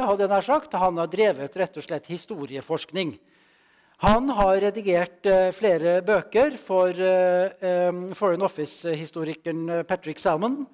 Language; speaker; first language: Norwegian; native; Norwegian